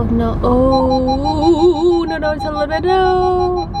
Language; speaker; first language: English; non-native, fluent; Chinese